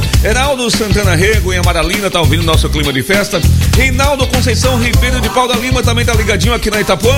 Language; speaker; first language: Portuguese; native; Portuguese